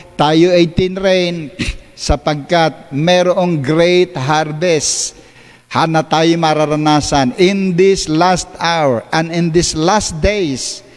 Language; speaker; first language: Filipino; native; Filipino